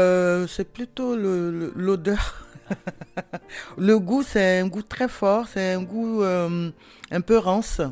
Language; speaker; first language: French; non-native, local second language; Bambara